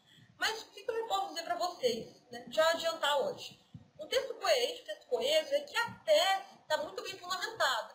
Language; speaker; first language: Portuguese; native; Portuguese